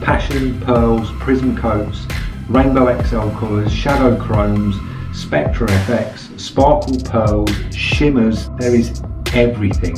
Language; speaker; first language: English; native; English